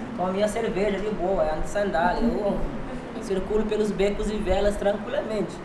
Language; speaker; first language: Portuguese; non-native, local second language; Kabuverdianu